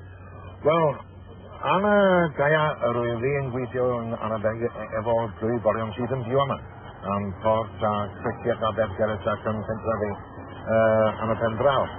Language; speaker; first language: Welsh; non-native, learner; English